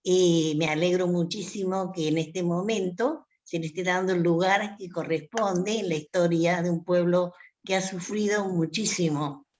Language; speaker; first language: Spanish; native; Spanish